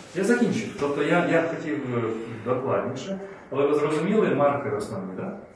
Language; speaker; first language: Ukrainian; non-native, local second language; Russian